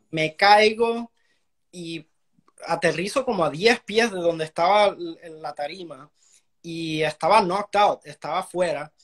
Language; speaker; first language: Spanish; early bilingual, heritage; Spanish